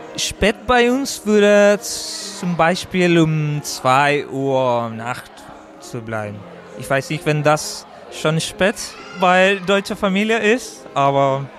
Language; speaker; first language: German; non-native, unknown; Spanish